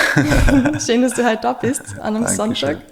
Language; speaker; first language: German; native; German